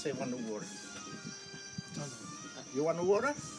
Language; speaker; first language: English; non-native, learner; Italian